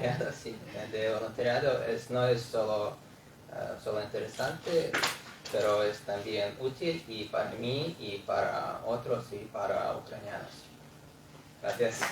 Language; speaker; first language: Spanish; non-native, fluent; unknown